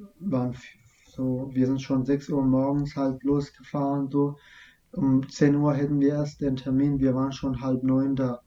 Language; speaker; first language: German; non-native, fluent; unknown